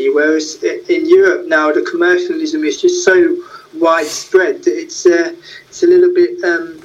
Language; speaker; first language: English; native; English